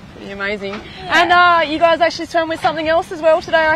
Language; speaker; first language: English; native; English